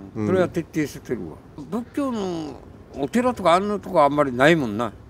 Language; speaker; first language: Japanese; native; Japanese